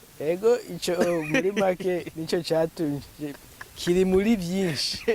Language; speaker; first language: Rundi; native; Rundi